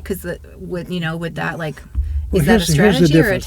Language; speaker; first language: English; native; English